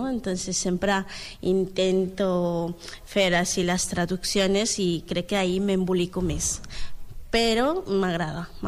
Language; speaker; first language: Catalan; non-native, learner; Spanish